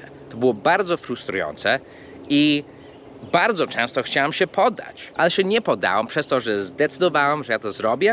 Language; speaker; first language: Polish; early bilingual, heritage; English